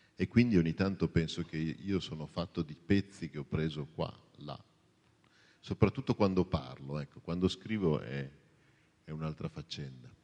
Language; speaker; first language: Italian; native; Italian